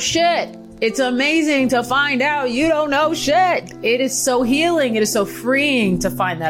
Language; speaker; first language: English; native; English